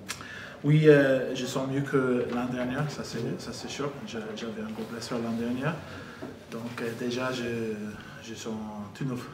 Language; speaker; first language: French; non-native, fluent; English